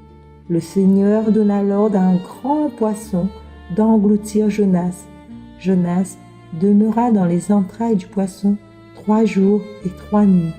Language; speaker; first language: French; native; French